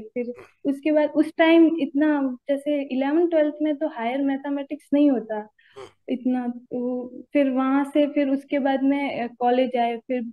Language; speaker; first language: Hindi; native; Hindi